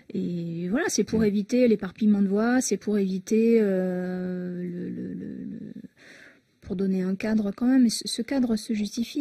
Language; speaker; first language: French; native; French